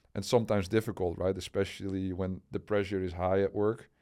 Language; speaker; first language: English; non-native, fluent; Dutch